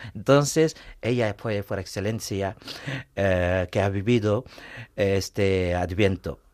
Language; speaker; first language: Spanish; non-native, fluent; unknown